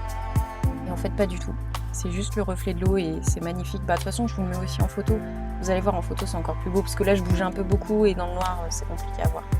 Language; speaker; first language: French; native; French